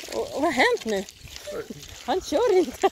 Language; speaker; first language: Swedish; non-native, learner; Cebuano